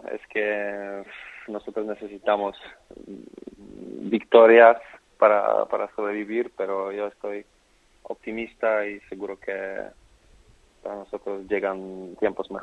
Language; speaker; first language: Spanish; non-native, fluent; Polish